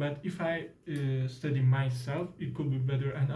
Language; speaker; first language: English; non-native, learner; Turkish